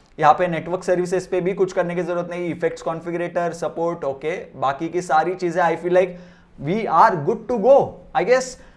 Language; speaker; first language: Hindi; non-native, local second language; Marathi